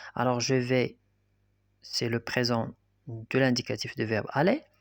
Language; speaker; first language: French; non-native, local second language; Arabic